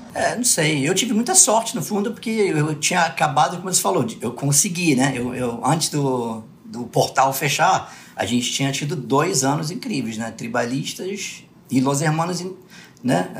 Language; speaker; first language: Portuguese; early bilingual, other home language; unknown